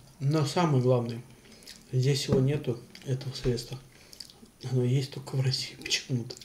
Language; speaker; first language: Russian; native; Russian